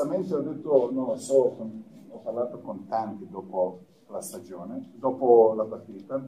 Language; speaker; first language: Italian; non-native, fluent; Croatian